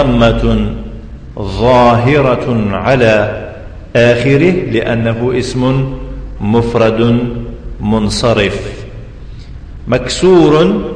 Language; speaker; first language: Arabic; non-native, fluent; Tajik